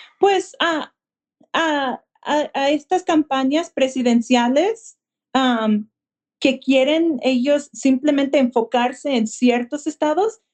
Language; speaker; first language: Spanish; early bilingual, heritage; Spanish